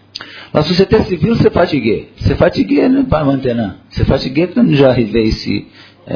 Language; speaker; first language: French; non-native, learner; Portuguese